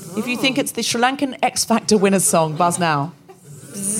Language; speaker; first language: English; native; English